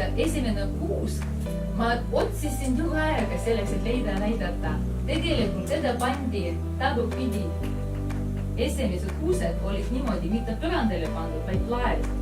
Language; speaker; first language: Estonian; non-native, local second language; Russian